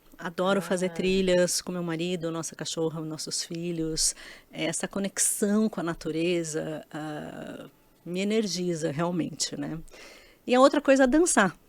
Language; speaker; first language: Portuguese; native; Portuguese